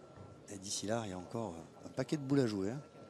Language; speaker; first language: French; native; French